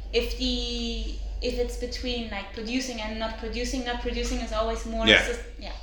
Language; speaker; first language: English; non-native, fluent; German